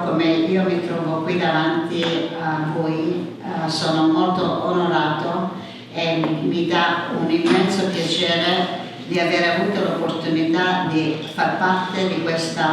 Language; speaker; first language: Italian; early bilingual, heritage; English